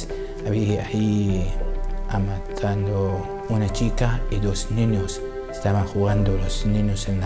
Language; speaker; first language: Spanish; non-native, learner; Assyrian Neo-Aramaic